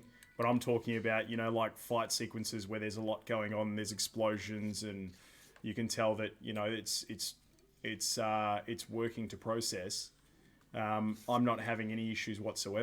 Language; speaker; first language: English; native; English